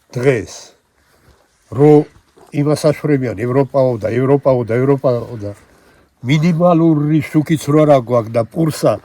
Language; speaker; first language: Georgian; native; Georgian